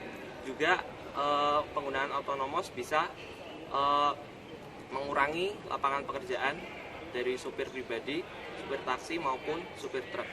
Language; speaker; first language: Indonesian; native; Indonesian